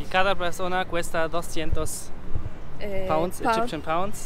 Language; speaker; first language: Spanish; non-native, learner; German